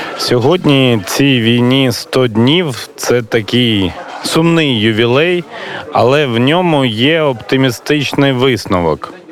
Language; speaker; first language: Ukrainian; native; Ukrainian